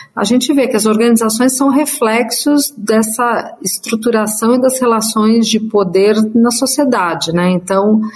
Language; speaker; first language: Portuguese; native; Portuguese